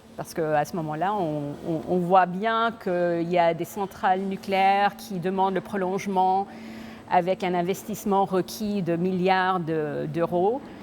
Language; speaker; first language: French; early bilingual, other home language; English